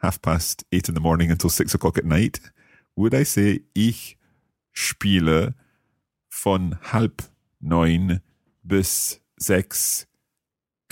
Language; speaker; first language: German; non-native, learner; English